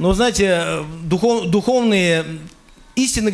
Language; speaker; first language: Russian; native; Russian